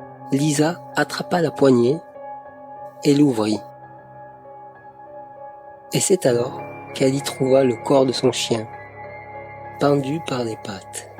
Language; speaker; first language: French; native; French